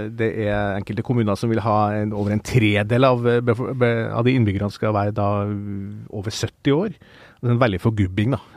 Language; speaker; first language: Norwegian; native; Norwegian